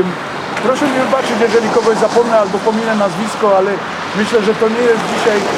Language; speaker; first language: Polish; native; Polish